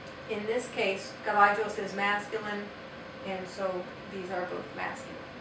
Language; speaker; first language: English; native; English